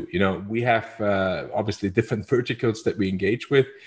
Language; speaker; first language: English; non-native, fluent; German